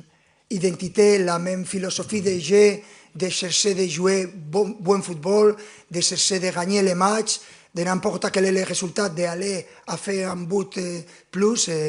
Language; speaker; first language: French; non-native, fluent; Spanish